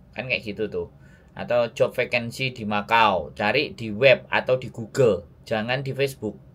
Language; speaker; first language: Indonesian; native; Indonesian